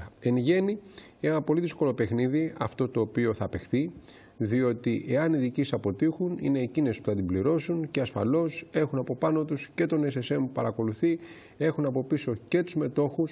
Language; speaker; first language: Greek; native; Greek